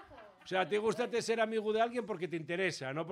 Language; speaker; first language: Spanish; native; Spanish